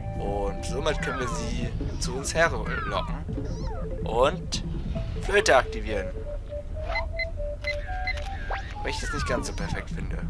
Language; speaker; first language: German; native; German